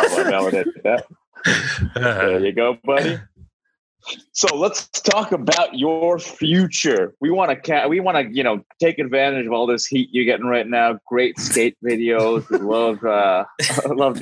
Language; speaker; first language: English; non-native, local second language; Hindi